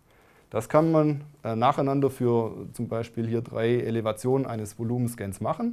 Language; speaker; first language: German; native; German